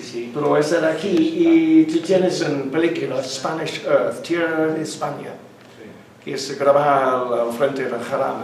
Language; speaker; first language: Spanish; non-native, learner; English